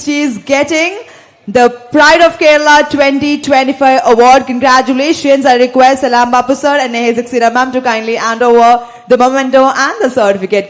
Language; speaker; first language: English; non-native, local second language; Malayalam